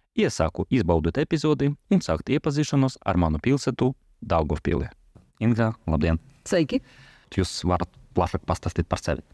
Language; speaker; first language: Latvian; non-native, local second language; Russian